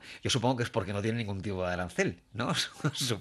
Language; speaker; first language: Spanish; native; Spanish